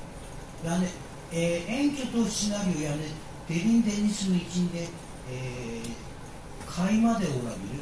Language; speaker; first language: Turkish; non-native, learner; Japanese